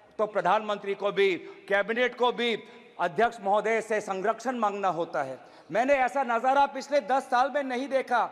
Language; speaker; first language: Hindi; non-native, local second language; Assamese